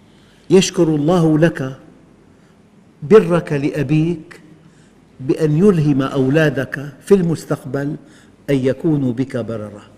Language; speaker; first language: Arabic; native; Arabic